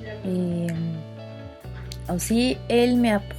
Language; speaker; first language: French; non-native, learner; Spanish